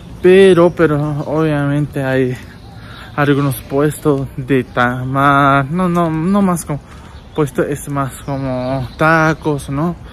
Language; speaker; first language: Spanish; non-native, learner; Japanese